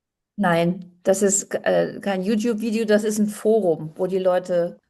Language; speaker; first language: German; native; German